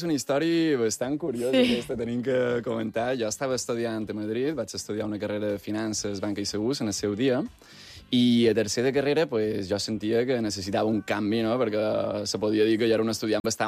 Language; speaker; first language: Catalan; native; Catalan